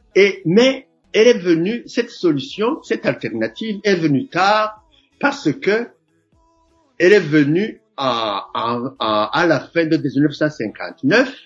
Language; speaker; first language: French; non-native, local second language; Rundi